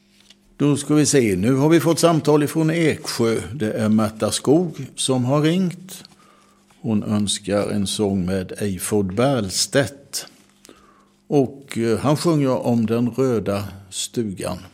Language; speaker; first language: Swedish; native; Swedish